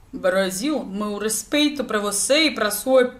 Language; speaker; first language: Portuguese; non-native, learner; Russian